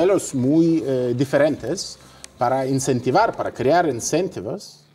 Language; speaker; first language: Spanish; non-native, fluent; Russian